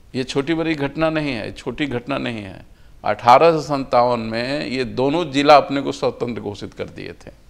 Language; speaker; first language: Hindi; native; Hindi